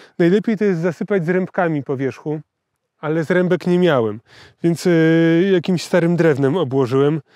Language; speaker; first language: Polish; native; Polish